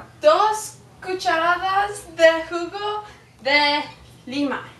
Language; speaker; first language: Spanish; non-native, learner; English